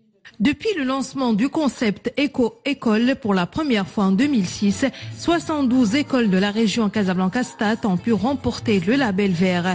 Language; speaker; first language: French; non-native, local second language; Arabic